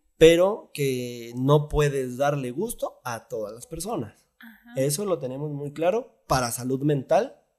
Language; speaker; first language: Spanish; native; Spanish